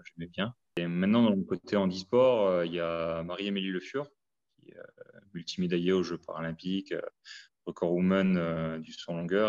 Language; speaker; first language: French; native; French